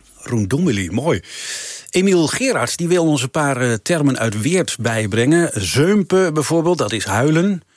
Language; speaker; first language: Dutch; native; Dutch